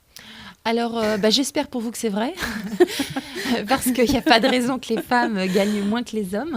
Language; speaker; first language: French; native; French